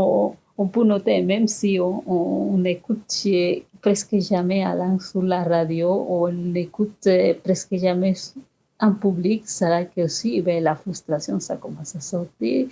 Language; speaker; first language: French; non-native, fluent; Spanish